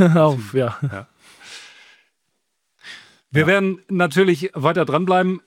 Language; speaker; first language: German; native; German